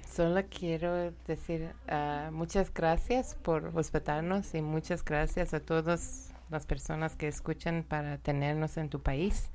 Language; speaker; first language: Spanish; non-native, learner; Persian